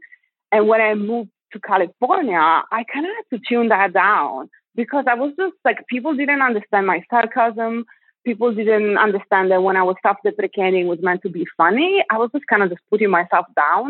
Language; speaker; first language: English; non-native, fluent; Italian